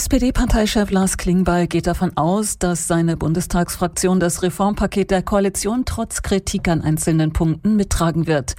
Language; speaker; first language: German; native; German